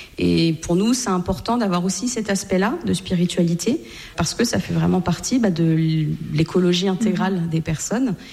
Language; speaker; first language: French; native; French